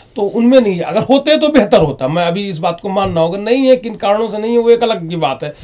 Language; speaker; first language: Hindi; native; Hindi